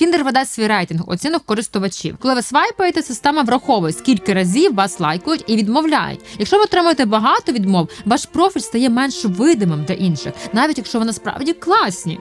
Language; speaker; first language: Ukrainian; native; Ukrainian